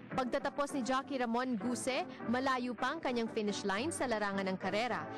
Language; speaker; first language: Filipino; native; Filipino